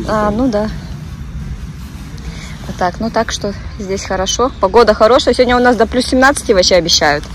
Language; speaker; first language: Russian; native; Russian